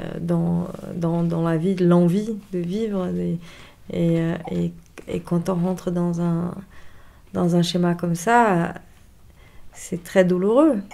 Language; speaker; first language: French; non-native, fluent; Portuguese